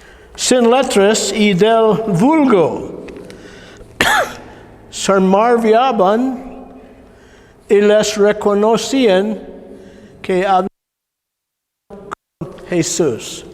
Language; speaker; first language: Spanish; non-native, learner; English